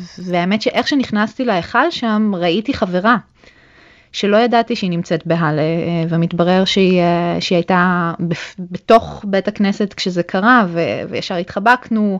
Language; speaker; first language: Hebrew; native; Hebrew